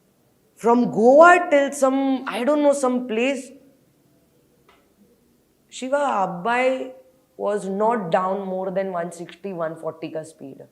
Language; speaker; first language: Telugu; non-native, learner; Hindi